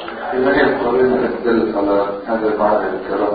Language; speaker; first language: Arabic; native; Arabic